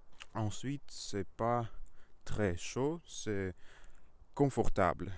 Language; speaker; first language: French; non-native, learner; Russian